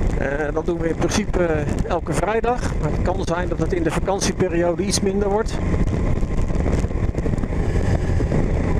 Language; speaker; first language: Dutch; native; Dutch